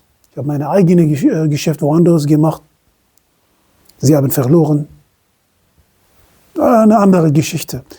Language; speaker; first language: German; non-native, fluent; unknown